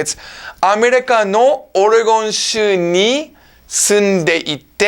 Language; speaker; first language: Japanese; non-native, fluent; English